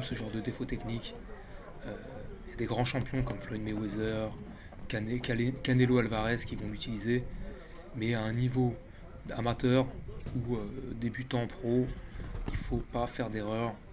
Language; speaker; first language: French; native; French